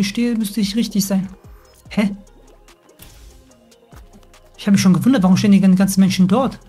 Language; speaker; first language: German; native; German